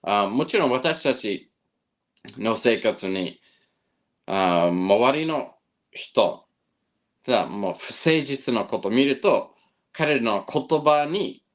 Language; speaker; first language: Japanese; non-native, fluent; English